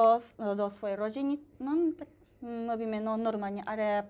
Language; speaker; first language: Polish; non-native, learner; Japanese